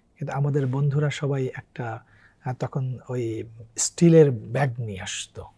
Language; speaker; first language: Bangla; native; Bangla